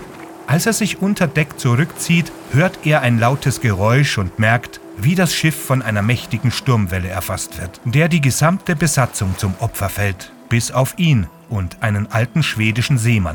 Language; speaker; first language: German; native; German